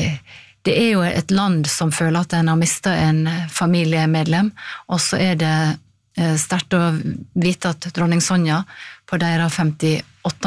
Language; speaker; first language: Norwegian; native; Norwegian